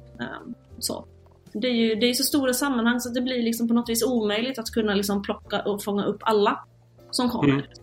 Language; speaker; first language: Swedish; native; Swedish